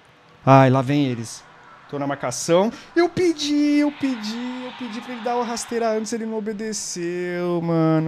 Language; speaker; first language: Portuguese; native; Portuguese